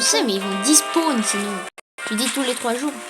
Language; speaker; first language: French; native; French